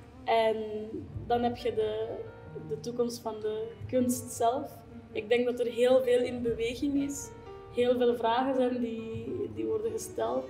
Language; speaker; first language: Dutch; non-native, fluent; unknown